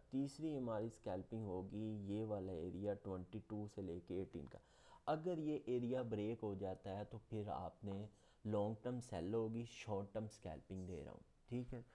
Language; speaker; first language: Urdu; non-native, local second language; Punjabi